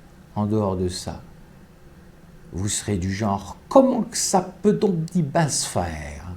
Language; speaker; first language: French; native; French